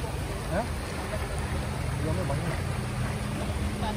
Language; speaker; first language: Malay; non-native, learner; Bangla